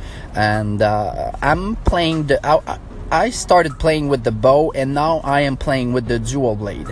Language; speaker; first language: English; non-native, fluent; French